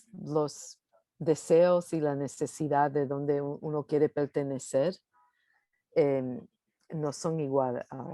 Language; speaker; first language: Spanish; early bilingual, heritage; English